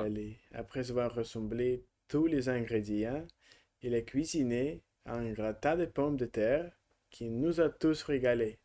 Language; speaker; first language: French; non-native, learner; Russian